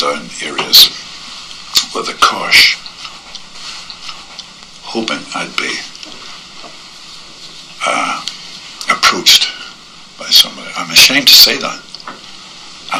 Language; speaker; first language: English; native; English